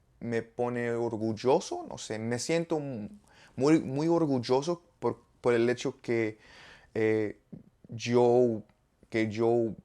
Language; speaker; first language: Spanish; non-native, learner; English